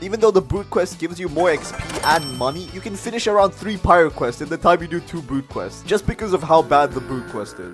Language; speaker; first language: English; native; English